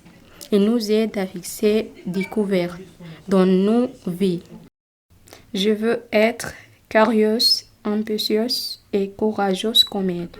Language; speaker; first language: French; non-native, learner; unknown